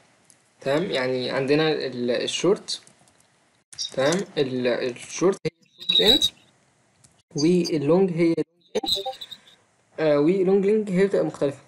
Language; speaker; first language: Arabic; native; Arabic